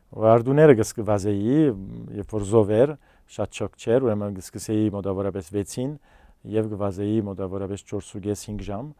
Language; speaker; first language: Armenian; early bilingual, heritage; Armenian